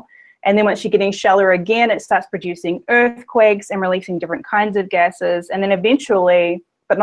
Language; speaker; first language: English; native; English